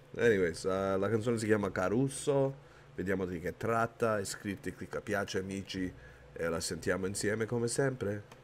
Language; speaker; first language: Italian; early bilingual, heritage; Italian